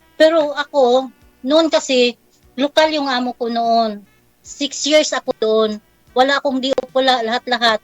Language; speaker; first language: Filipino; non-native, local second language; Cebuano